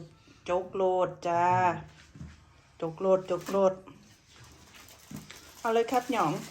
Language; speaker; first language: Thai; native; Thai